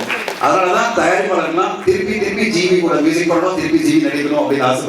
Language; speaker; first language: Tamil; native; Tamil